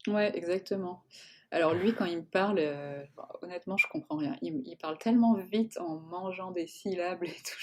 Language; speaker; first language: French; native; French